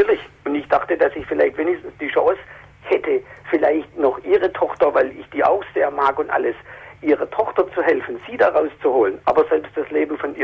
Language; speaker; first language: German; native; German